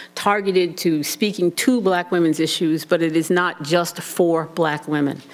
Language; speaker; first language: English; native; English